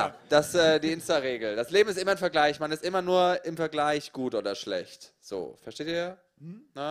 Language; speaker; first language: German; native; German